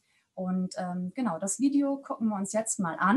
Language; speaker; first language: German; native; German